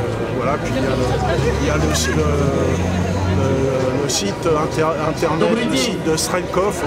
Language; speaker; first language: French; native; French